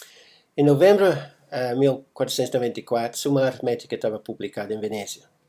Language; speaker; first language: Portuguese; non-native, fluent; English